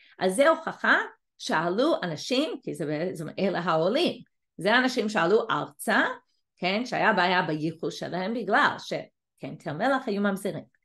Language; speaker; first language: Hebrew; non-native, fluent; English